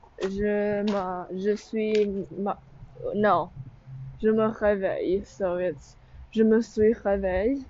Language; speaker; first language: French; non-native, learner; English